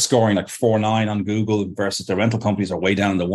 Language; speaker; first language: English; native; English